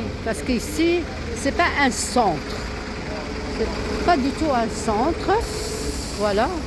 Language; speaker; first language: French; non-native, local second language; Arabic